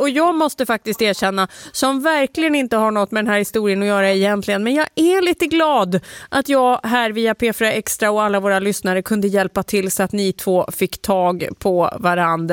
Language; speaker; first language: Swedish; native; Swedish